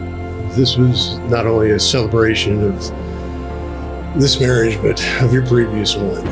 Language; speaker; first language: English; native; English